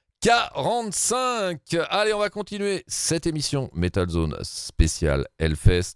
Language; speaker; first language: French; native; French